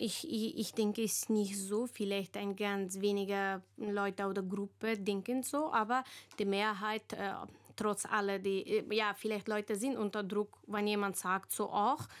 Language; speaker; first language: German; non-native, learner; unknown